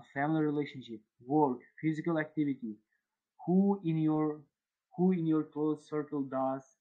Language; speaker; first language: English; non-native, fluent; Uzbek